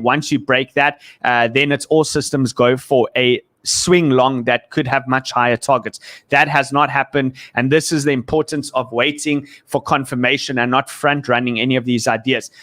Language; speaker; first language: English; native; English